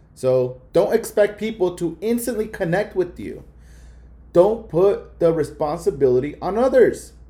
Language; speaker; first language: English; early bilingual, other home language; Spanish